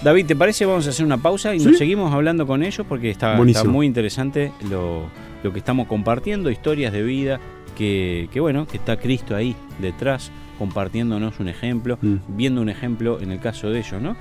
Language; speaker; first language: Spanish; native; Spanish